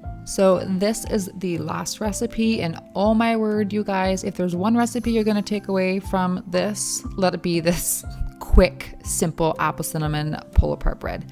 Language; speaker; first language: English; native; English